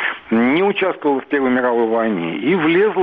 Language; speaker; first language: Russian; native; Russian